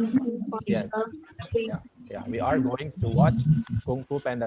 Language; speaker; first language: English; non-native, fluent; Indonesian